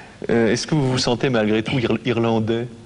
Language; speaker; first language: French; native; French